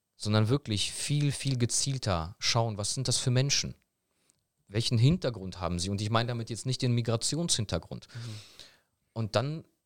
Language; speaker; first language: German; early bilingual, other home language; Polish